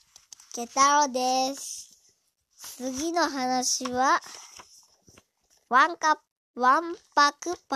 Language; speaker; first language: Japanese; non-native, learner; Indonesian